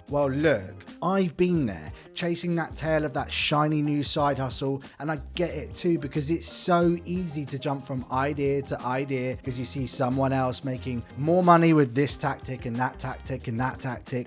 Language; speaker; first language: English; native; English